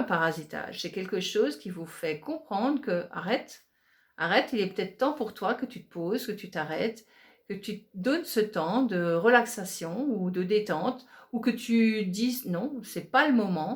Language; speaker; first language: French; native; French